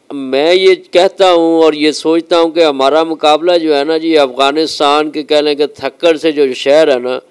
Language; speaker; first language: Urdu; native; Urdu